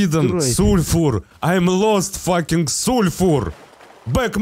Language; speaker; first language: English; non-native, learner; Russian